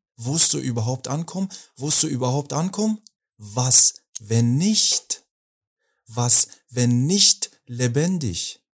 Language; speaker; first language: German; non-native, fluent; Persian